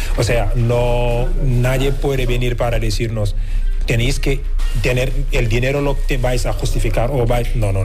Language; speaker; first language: Spanish; non-native, fluent; Wolof